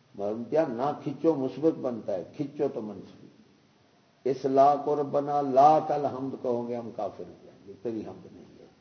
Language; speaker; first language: Urdu; non-native, local second language; Punjabi